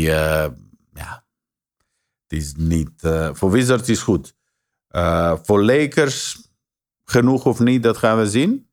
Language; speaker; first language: Dutch; non-native, fluent; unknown